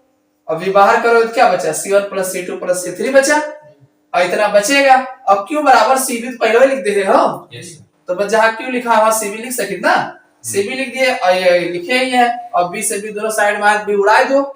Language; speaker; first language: Hindi; native; Hindi